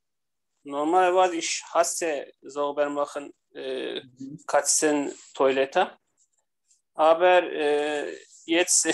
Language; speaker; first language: German; non-native, learner; Turkish